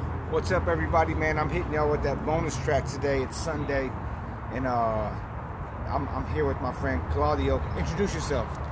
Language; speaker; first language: English; native; English